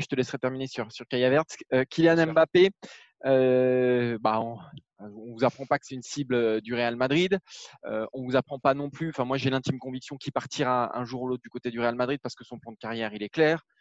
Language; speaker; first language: French; native; French